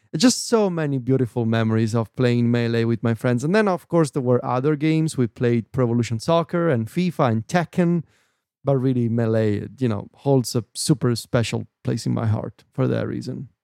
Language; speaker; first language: English; non-native, fluent; Italian